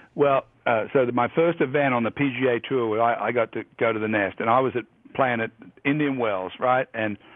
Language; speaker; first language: English; native; English